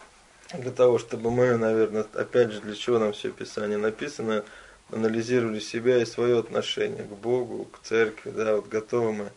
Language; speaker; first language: Russian; native; Russian